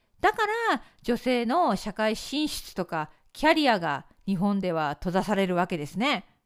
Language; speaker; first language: Japanese; native; Japanese